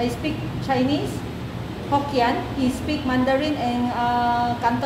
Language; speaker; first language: English; non-native, local second language; Min Nan Chinese